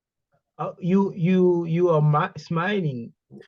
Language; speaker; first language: English; non-native, learner; Haitian Creole